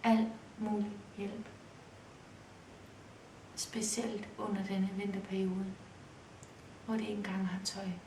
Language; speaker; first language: Danish; early bilingual, other home language; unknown